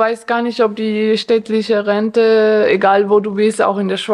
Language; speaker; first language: German; non-native, fluent; Spanish